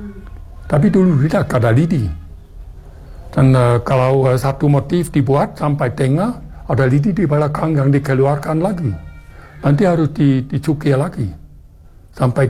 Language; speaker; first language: Indonesian; non-native, fluent; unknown